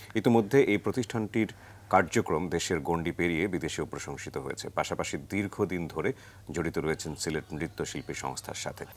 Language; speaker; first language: Bangla; native; Bangla